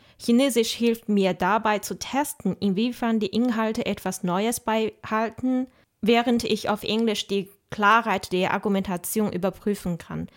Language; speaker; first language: German; non-native, fluent; Chinese